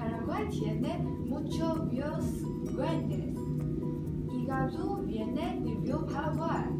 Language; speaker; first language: Spanish; non-native, learner; Chinese